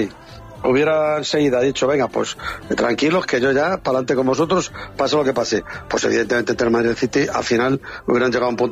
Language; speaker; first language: Spanish; native; Spanish